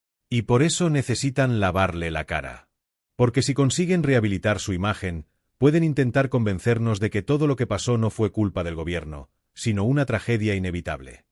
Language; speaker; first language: Spanish; native; Spanish